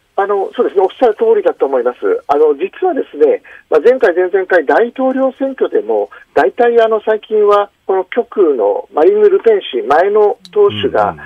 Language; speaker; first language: Japanese; native; Japanese